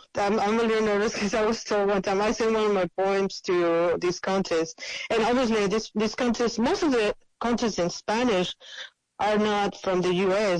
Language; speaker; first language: English; non-native, fluent; Spanish